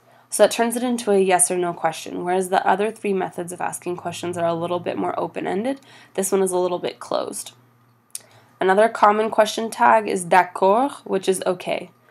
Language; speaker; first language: English; native; English